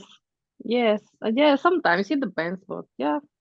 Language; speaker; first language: English; non-native, fluent; Spanish